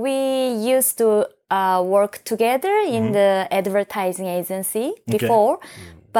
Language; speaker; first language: English; non-native, fluent; Korean